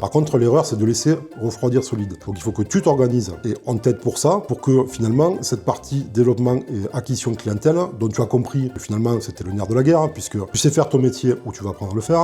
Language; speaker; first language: French; native; French